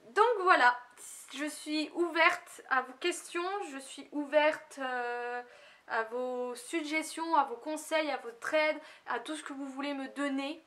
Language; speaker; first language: French; native; French